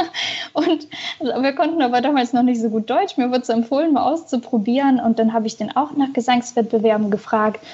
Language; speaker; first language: German; early bilingual, other home language; Russian